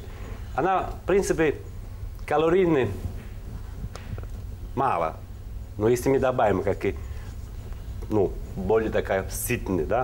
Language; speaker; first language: Russian; non-native, learner; Italian